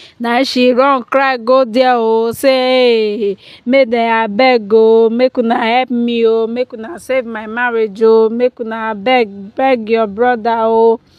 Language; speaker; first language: Nigerian Pidgin; non-native, local second language; Yoruba